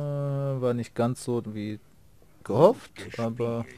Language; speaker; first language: German; native; German